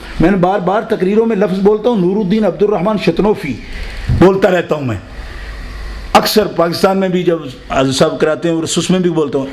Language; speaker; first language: Urdu; non-native, local second language; Punjabi